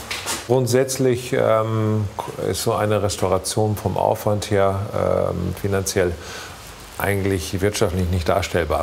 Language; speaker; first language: German; native; German